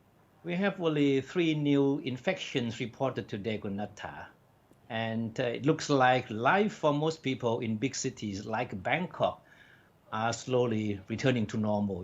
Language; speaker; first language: English; non-native, fluent; Thai